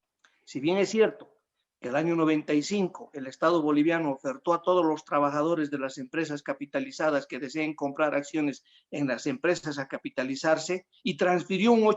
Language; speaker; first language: Spanish; native; Spanish